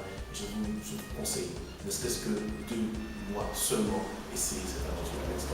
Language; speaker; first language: French; native; French